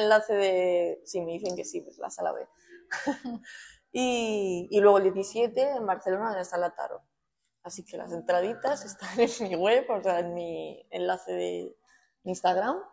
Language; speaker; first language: Spanish; native; Spanish